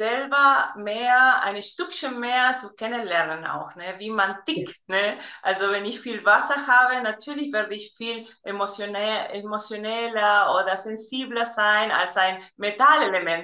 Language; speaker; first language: German; non-native, fluent; Spanish